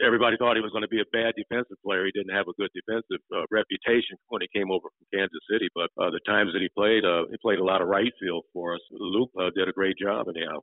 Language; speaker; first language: English; native; English